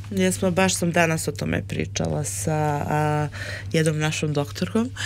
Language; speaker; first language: Serbian; early bilingual, heritage; Serbian